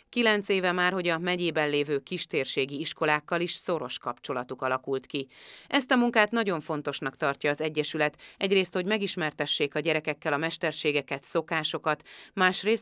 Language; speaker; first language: Hungarian; native; Hungarian